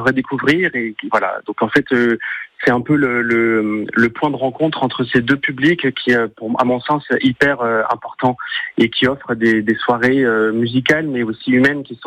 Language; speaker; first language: French; native; French